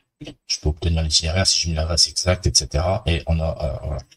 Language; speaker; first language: French; native; French